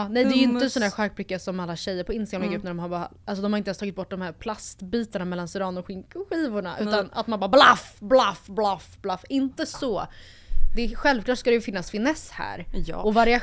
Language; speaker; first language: Swedish; native; Swedish